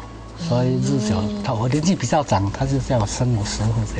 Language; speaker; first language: Chinese; native; Chinese